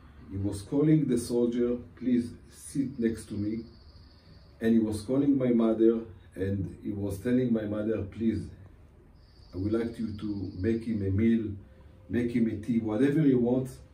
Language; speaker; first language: English; non-native, fluent; Hebrew